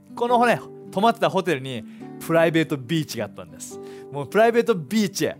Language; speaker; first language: Japanese; native; Japanese